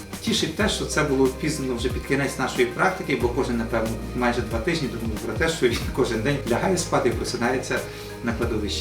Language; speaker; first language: Ukrainian; native; Ukrainian